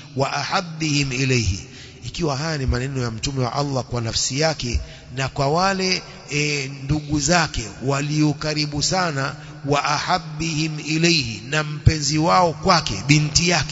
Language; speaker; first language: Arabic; non-native, fluent; Swahili